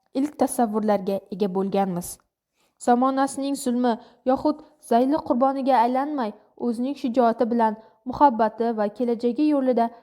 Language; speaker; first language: Uzbek; non-native, local second language; Kara-Kalpak